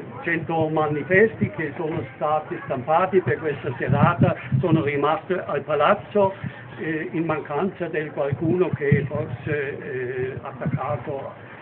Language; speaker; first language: Italian; non-native, fluent; German